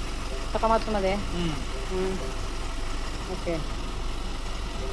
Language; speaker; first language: Japanese; non-native, fluent; Filipino